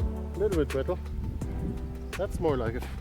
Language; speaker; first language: English; native; English